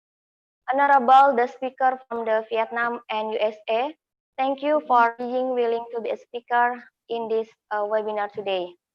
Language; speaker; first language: English; non-native, fluent; Indonesian